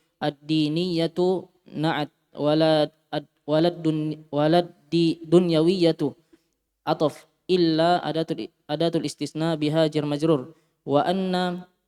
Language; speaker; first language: Arabic; non-native, learner; Indonesian